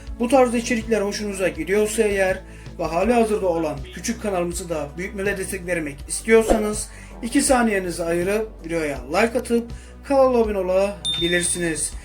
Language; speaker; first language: Turkish; native; Turkish